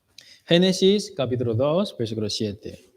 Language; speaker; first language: Spanish; non-native, learner; Chinese